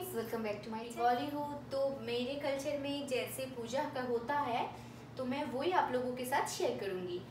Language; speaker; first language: Hindi; non-native, local second language; Bangla